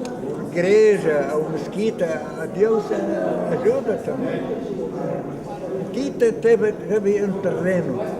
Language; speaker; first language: Portuguese; non-native, learner; Arabic